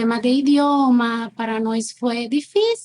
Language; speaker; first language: Portuguese; non-native, fluent; Spanish